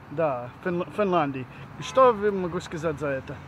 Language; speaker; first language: Russian; non-native, learner; English